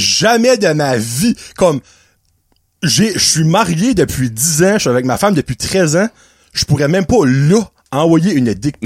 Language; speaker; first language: French; native; French